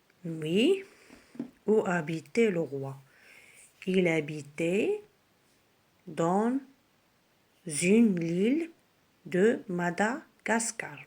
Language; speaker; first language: French; non-native, local second language; Arabic